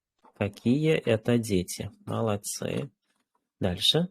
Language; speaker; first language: Russian; non-native, fluent; Uzbek